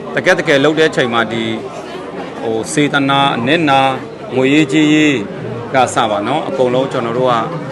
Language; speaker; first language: Burmese; non-native, local second language; Hakha Chin